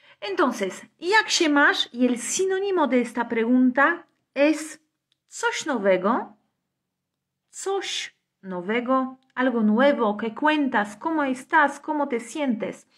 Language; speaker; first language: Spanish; non-native, fluent; Polish